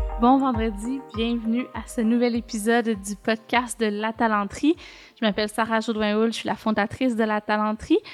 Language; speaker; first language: French; native; French